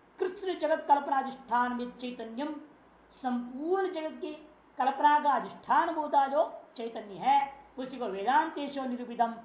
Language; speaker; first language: Hindi; non-native, local second language; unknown